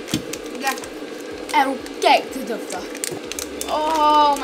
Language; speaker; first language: Danish; early bilingual, other home language; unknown